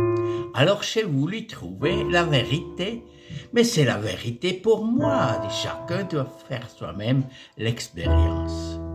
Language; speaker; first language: French; non-native, fluent; German